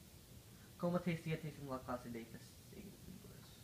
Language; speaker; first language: Spanish; non-native, learner; English